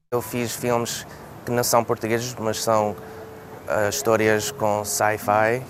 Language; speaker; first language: Portuguese; early bilingual, heritage; Portuguese